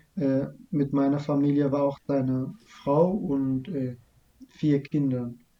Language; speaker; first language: German; non-native, fluent; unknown